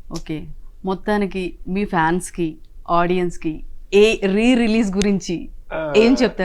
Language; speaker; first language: Telugu; native; Telugu